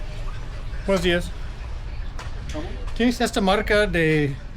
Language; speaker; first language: Spanish; non-native, learner; English